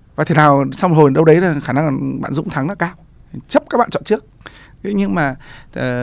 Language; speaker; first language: Vietnamese; native; Vietnamese